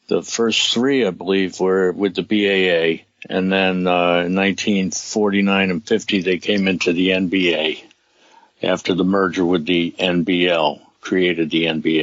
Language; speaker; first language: English; native; English